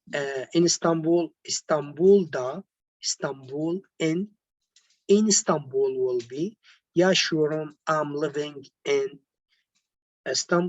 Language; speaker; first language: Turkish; non-native, learner; Arabic